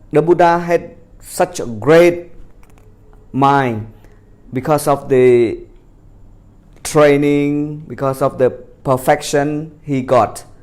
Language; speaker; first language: English; non-native, fluent; Khmer